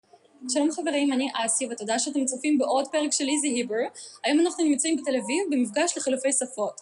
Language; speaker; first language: Hebrew; native; Hebrew